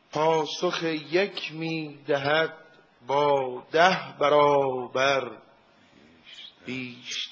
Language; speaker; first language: Persian; native; Persian